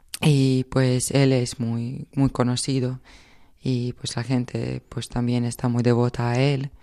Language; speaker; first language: Spanish; non-native, fluent; Croatian